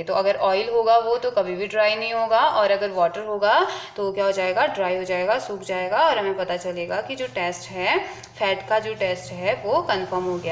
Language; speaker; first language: Hindi; native; Hindi